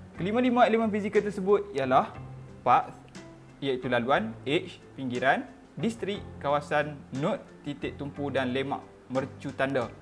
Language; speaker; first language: Malay; native; Malay